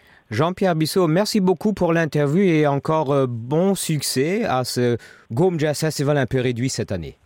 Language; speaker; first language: French; non-native, local second language; Luxembourgish